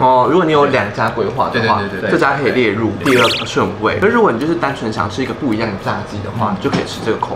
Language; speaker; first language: Chinese; native; Chinese